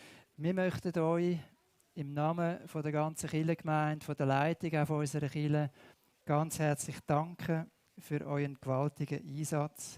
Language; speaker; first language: German; native; German